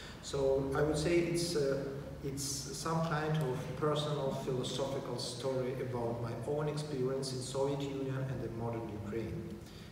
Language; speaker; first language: English; non-native, fluent; Ukrainian